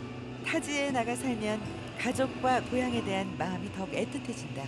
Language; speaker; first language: Korean; native; Korean